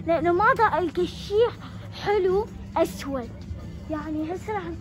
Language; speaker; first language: Arabic; early bilingual, heritage; Arabic